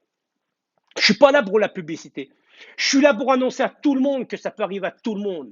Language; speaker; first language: French; native; French